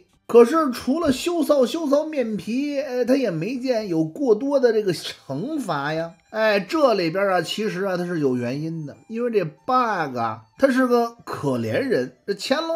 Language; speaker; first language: Chinese; native; Chinese